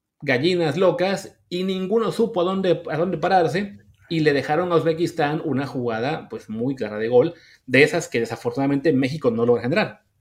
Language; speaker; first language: Spanish; native; Spanish